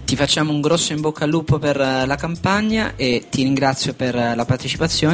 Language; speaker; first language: Italian; native; Italian